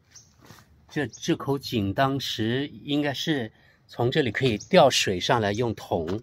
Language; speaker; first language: Chinese; native; Chinese